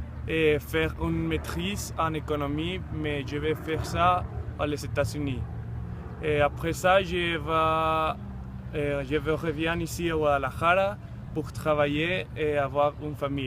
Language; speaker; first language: French; non-native, learner; Spanish